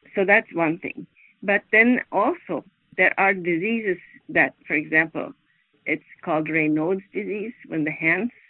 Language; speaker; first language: English; non-native, fluent; Swedish